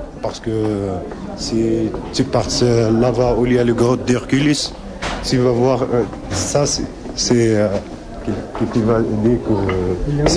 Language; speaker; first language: French; non-native, local second language; Arabic